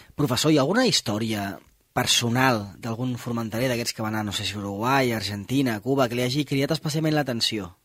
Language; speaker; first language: Catalan; native; Catalan